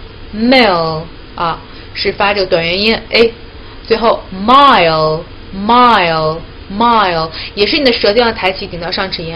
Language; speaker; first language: Chinese; native; Chinese